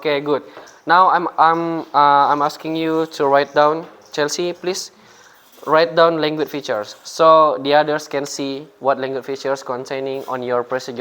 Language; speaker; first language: English; non-native, fluent; Indonesian